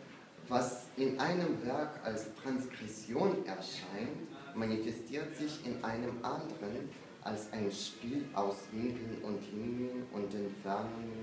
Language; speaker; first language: German; non-native, fluent; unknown